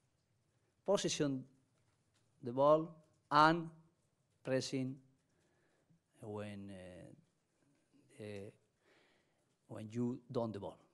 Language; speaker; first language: English; non-native, learner; Spanish